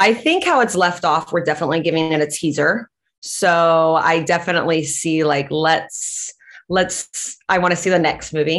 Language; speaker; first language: English; non-native, fluent; Latvian